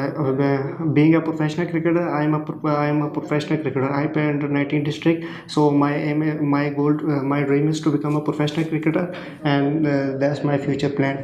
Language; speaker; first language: English; non-native, learner; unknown